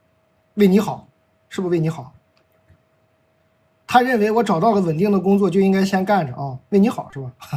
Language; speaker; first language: Chinese; native; Chinese